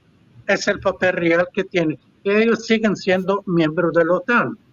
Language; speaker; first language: Spanish; non-native, fluent; Arabic